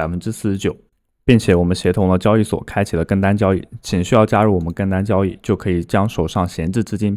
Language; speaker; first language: Chinese; native; Chinese